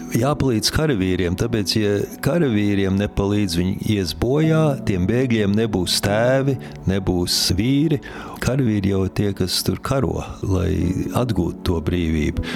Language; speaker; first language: Latvian; early bilingual, heritage; Latvian